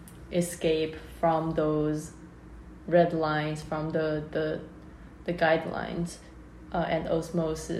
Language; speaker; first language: English; non-native, local second language; Cantonese